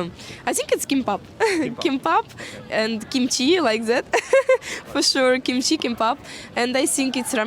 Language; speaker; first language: English; non-native, learner; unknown